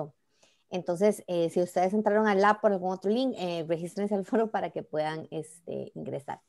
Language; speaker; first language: Spanish; native; Spanish